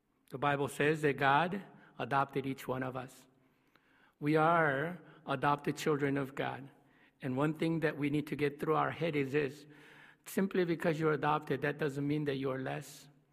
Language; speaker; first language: English; non-native, fluent; Korean